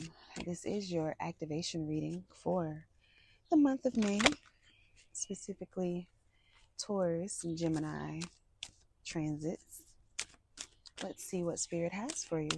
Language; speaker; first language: English; native; English